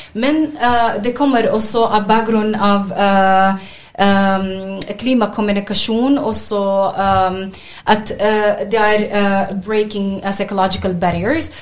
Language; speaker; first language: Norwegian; non-native, learner; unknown